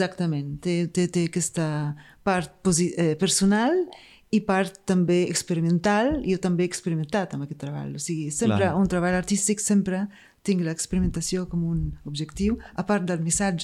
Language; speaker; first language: Catalan; non-native, fluent; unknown